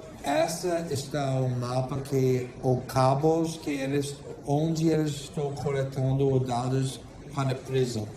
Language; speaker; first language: Portuguese; non-native, fluent; English